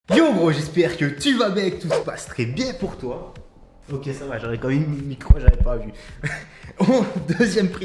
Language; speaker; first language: French; native; French